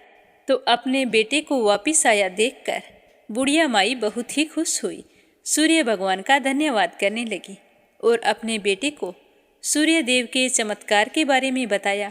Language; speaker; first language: Hindi; native; Hindi